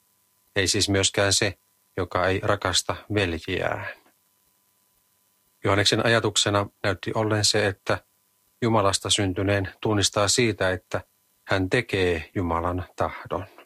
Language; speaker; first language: Finnish; native; Finnish